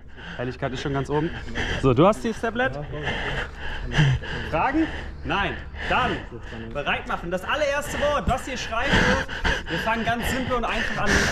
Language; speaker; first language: German; native; German